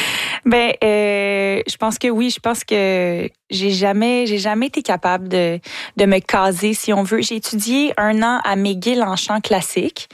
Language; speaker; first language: French; native; French